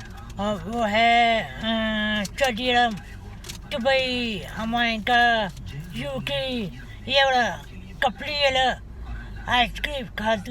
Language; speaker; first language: Hindi; non-native, learner; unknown